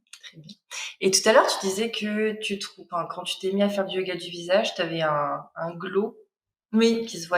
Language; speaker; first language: French; native; French